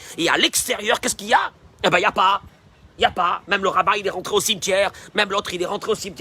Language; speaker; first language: French; native; French